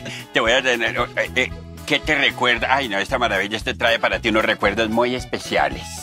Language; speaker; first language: Spanish; native; Spanish